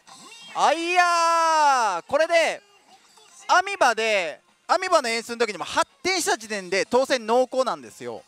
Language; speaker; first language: Japanese; native; Japanese